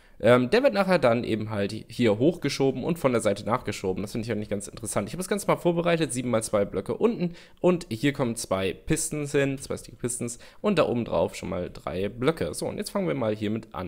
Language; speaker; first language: German; native; German